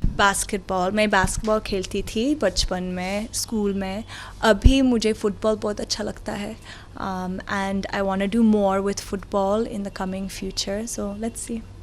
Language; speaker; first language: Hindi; non-native, learner; Arabic